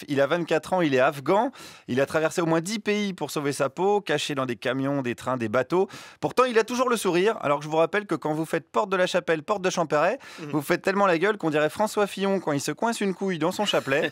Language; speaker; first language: French; native; French